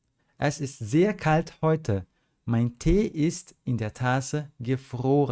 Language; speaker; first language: German; non-native, fluent; Portuguese